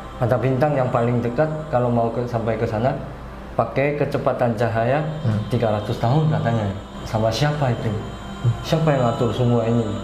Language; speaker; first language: Indonesian; non-native, fluent; Korean